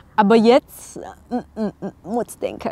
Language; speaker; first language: German; non-native, learner; Thai